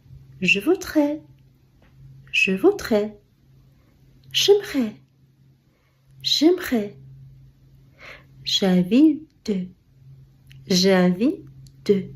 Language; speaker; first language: French; non-native, fluent; Russian